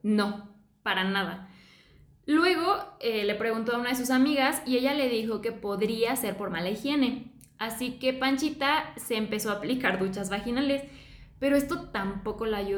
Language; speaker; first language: Spanish; native; Spanish